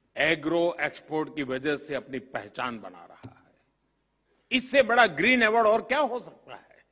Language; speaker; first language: Hindi; non-native, local second language; Gujarati